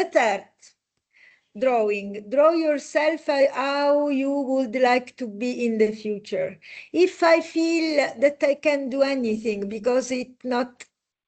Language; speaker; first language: English; non-native, fluent; Italian